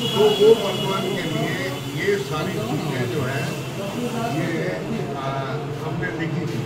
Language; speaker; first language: Hindi; non-native, local second language; Bangla